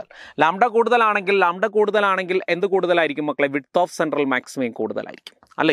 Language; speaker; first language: Malayalam; native; Malayalam